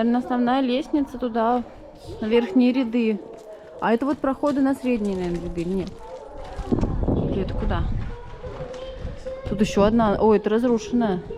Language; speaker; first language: Russian; native; Russian